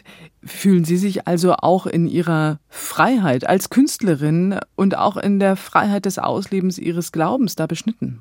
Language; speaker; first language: German; native; German